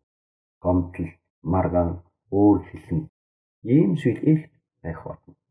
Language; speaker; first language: Mongolian; non-native, fluent; Korean